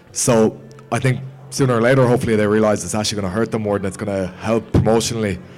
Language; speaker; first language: English; native; English